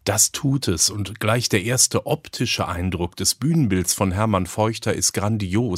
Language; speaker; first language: German; native; German